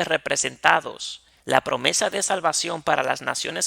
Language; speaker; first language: Spanish; native; Spanish